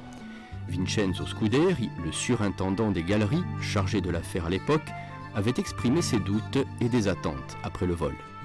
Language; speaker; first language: French; native; French